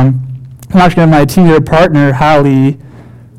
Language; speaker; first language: English; native; English